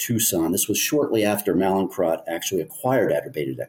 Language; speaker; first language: English; native; English